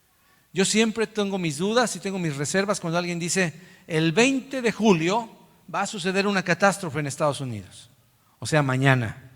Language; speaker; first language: Spanish; native; Spanish